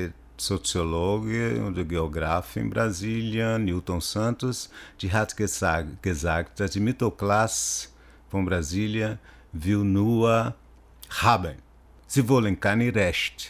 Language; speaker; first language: German; non-native, learner; Portuguese